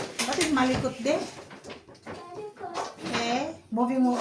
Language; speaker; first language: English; non-native, learner; Filipino